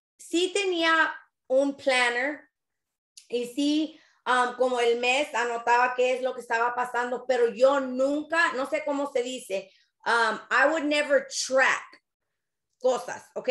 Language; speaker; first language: Spanish; early bilingual, other home language; English